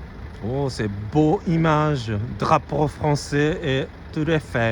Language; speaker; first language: French; non-native, learner; Japanese